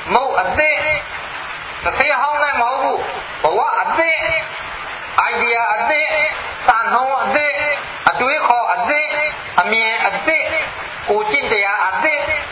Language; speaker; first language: Burmese; non-native, local second language; Hakha Chin